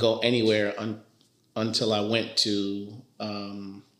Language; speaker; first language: English; early bilingual, other home language; Spanish